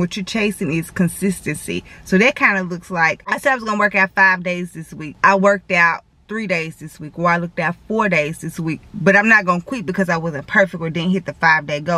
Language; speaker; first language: English; native; English